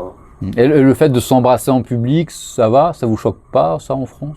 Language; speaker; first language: French; native; French